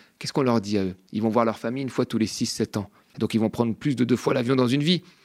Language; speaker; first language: French; native; French